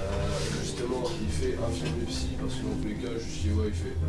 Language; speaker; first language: French; native; French